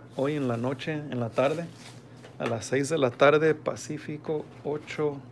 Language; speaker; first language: Spanish; early bilingual, heritage; Spanish